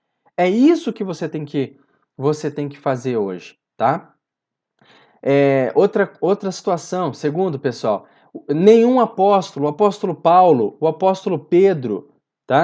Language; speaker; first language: Portuguese; native; Portuguese